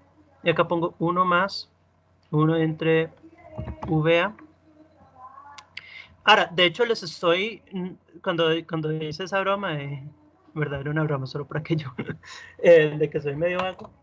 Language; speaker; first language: Spanish; native; Spanish